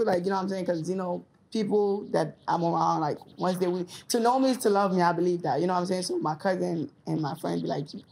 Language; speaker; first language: English; early bilingual, other home language; Haitian Creole